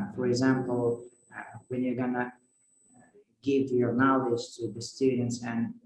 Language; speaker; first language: English; non-native, fluent; Kazakh